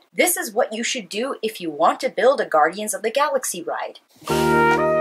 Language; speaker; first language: English; native; English